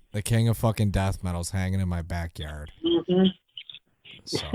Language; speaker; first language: English; native; English